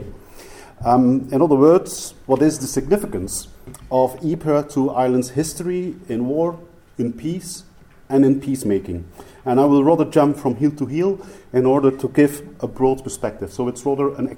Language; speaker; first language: English; non-native, fluent; Dutch